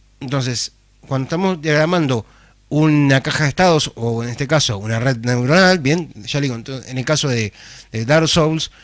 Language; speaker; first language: Spanish; native; Spanish